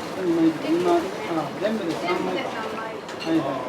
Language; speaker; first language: Japanese; native; Japanese